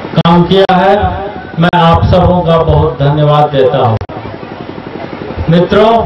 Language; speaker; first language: Hindi; native; Hindi